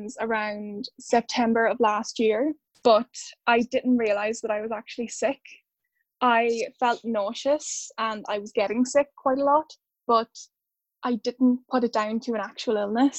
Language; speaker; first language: English; native; English